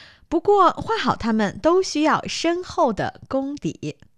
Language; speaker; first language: Chinese; native; Chinese